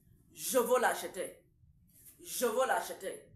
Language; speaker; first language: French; non-native, learner; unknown